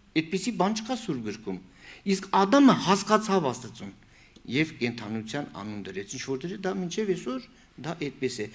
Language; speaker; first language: Armenian; native; Armenian